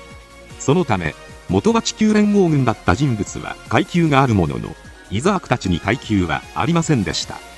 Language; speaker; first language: Japanese; native; Japanese